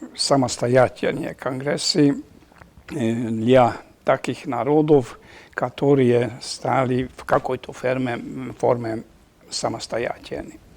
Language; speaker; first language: Russian; non-native, fluent; Hungarian